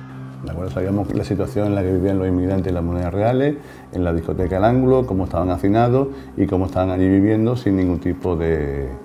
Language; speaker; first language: Spanish; native; Spanish